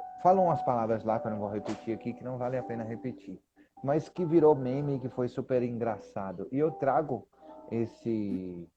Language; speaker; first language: Portuguese; native; Portuguese